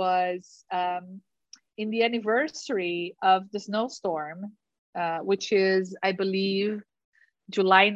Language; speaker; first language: English; non-native, fluent; Portuguese